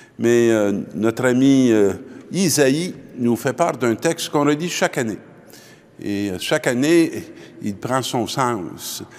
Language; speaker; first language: French; native; French